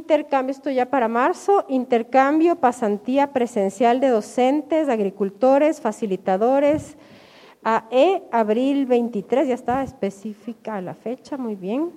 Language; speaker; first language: Spanish; native; Spanish